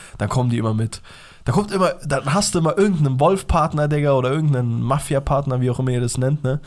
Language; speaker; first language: German; early bilingual, other home language; Persian